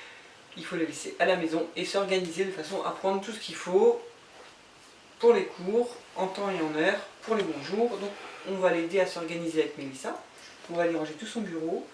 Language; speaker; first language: French; native; French